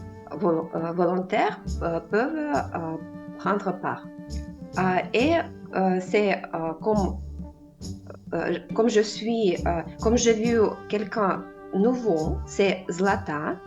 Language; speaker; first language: French; non-native, fluent; Russian